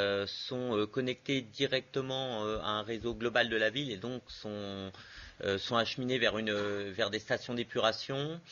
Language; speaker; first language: French; native; French